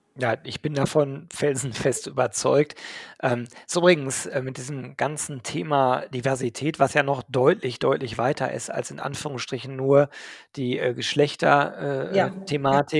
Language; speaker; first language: German; native; German